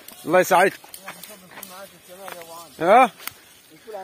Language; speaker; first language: Arabic; native; Arabic